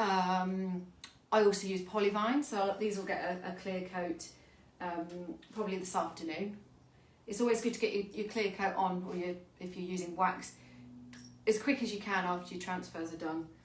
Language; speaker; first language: English; native; English